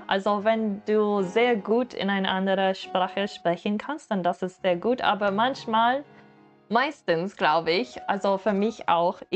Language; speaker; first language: German; non-native, learner; English